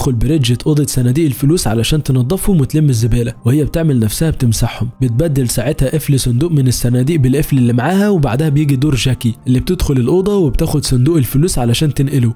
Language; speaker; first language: Arabic; native; Arabic